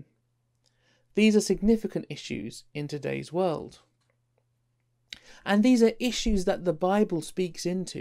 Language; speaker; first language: English; native; English